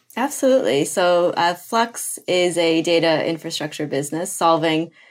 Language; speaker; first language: English; non-native, fluent; Portuguese